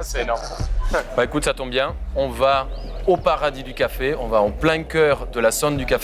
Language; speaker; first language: French; non-native, fluent; Spanish